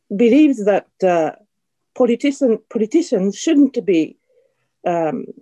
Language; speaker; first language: English; non-native, fluent; Japanese